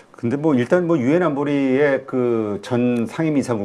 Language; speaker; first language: Korean; native; Korean